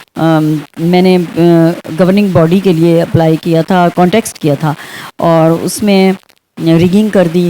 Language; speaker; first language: Urdu; non-native, local second language; Saraiki